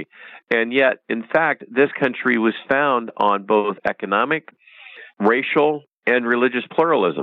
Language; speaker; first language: English; native; English